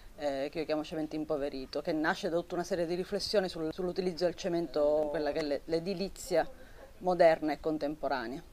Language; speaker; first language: Italian; native; Italian